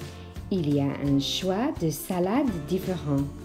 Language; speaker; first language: French; non-native, fluent; English